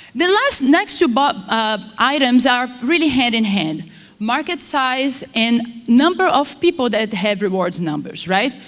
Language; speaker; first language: English; non-native, fluent; Portuguese